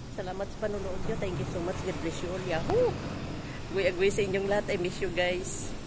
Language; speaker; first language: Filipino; non-native, local second language; Hiligaynon